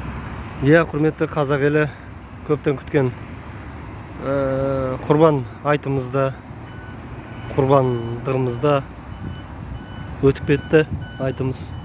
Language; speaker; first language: Kazakh; native; Kazakh